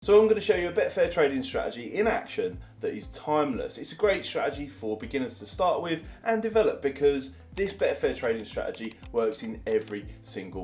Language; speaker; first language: English; native; English